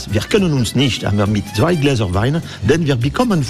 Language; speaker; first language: German; non-native, learner; French